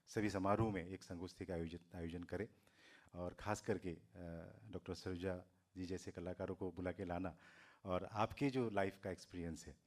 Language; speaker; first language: Hindi; non-native, local second language; Assamese